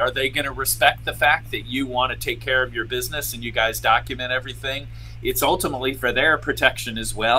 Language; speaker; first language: English; native; English